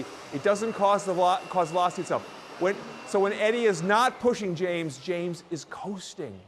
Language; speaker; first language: English; native; English